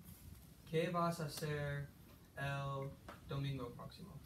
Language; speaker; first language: Spanish; non-native, learner; English